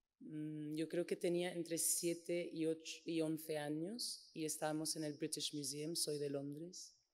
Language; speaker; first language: Spanish; non-native, fluent; English